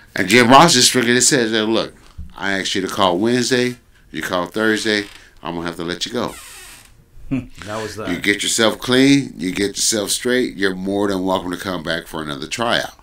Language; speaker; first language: English; native; English